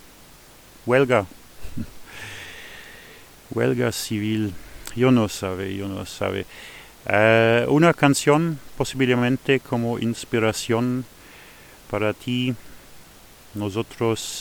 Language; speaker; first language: Spanish; non-native, fluent; Luxembourgish